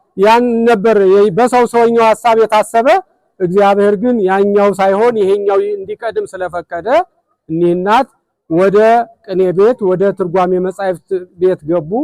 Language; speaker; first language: Amharic; native; Amharic